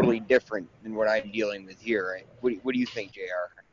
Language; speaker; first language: English; native; English